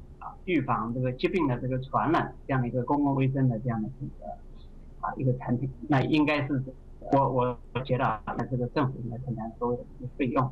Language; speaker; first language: Chinese; native; Chinese